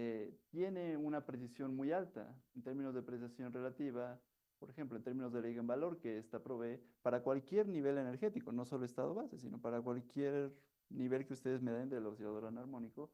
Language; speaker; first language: Spanish; native; Spanish